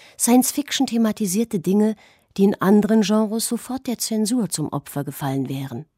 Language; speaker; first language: German; native; German